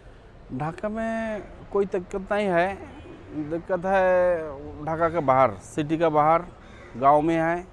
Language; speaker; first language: Hindi; non-native, local second language; Bangla